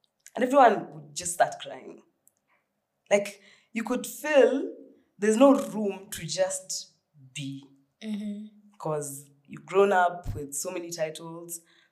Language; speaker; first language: English; non-native, local second language; Swahili